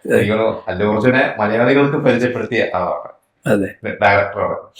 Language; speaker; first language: Malayalam; native; Malayalam